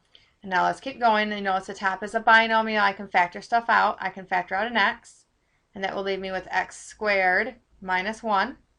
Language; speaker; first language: English; native; English